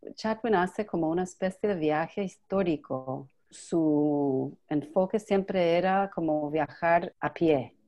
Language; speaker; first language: Spanish; non-native, fluent; English